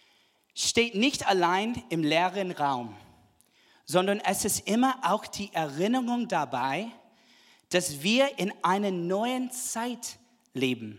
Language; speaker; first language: German; non-native, fluent; English